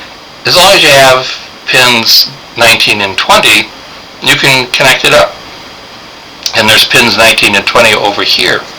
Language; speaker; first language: English; native; English